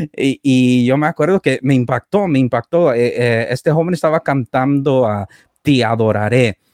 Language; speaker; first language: Spanish; early bilingual, heritage; Spanish